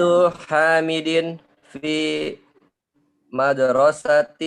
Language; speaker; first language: Arabic; non-native, learner; Indonesian